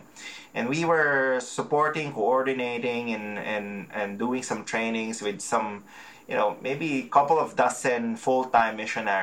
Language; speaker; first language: English; non-native, local second language; Filipino